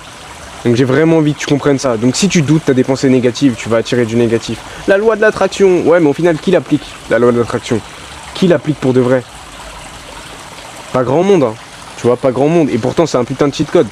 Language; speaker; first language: French; native; French